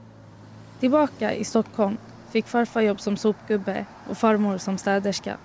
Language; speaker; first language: Swedish; early bilingual, heritage; Finnish